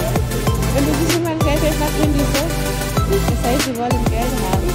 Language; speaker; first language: German; non-native, learner; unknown